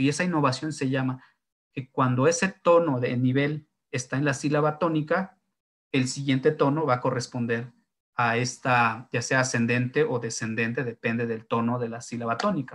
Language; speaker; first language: Spanish; non-native, local second language; Zapotec